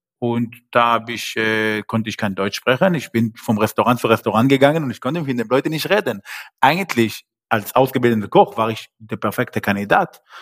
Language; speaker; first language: German; non-native, fluent; Hebrew